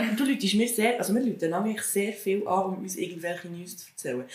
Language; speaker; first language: Swiss German; native; Swiss German